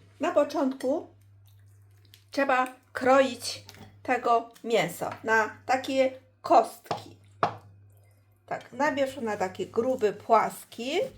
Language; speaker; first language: Polish; non-native, learner; Chinese